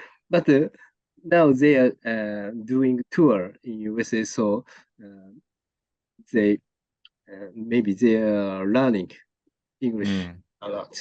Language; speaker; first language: English; non-native, learner; Japanese